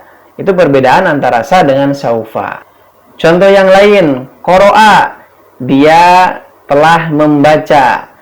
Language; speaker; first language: Indonesian; native; Indonesian